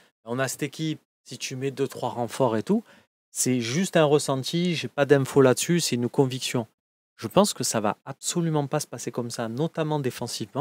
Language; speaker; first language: French; native; French